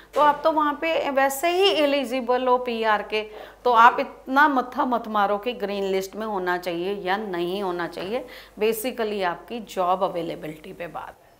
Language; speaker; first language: Hindi; non-native, local second language; Punjabi